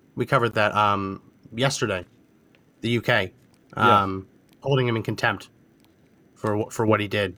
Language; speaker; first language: English; native; English